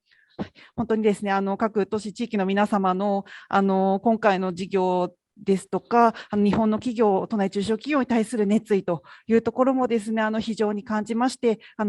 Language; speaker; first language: Japanese; native; Japanese